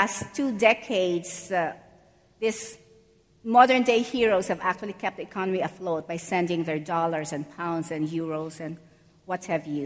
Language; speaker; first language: English; non-native, local second language; Filipino